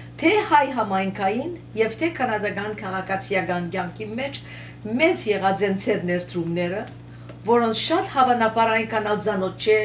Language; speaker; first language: Armenian; early bilingual, heritage; Armenian